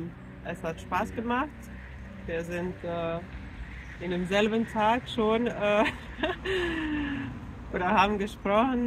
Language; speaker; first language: German; non-native, fluent; Finnish